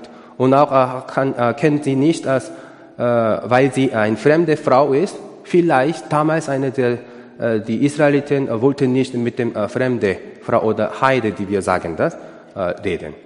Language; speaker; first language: German; non-native, learner; Korean